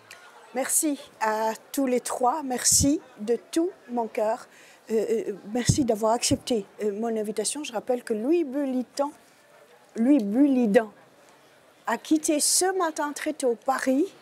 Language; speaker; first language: French; native; French